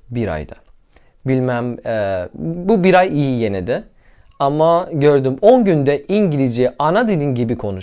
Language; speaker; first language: Turkish; non-native, learner; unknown